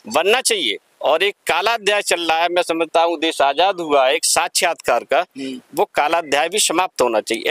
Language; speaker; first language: Hindi; native; Hindi